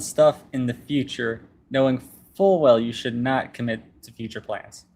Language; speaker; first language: English; native; English